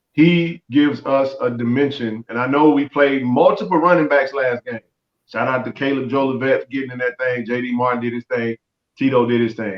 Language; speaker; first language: English; native; English